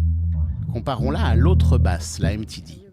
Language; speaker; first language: French; native; French